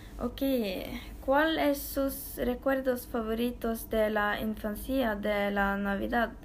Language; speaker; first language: Spanish; non-native, learner; Norwegian